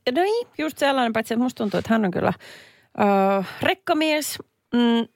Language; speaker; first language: Finnish; native; Finnish